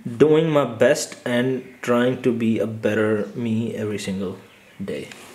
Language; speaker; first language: English; non-native, local second language; Urdu